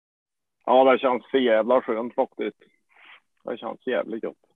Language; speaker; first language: Swedish; native; Swedish